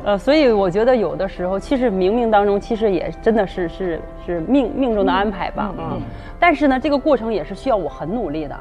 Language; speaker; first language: Chinese; native; Chinese